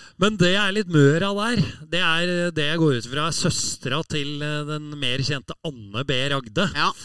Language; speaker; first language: Norwegian; native; Norwegian